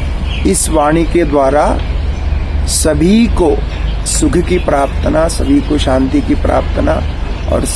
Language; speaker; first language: Hindi; non-native, local second language; Malayalam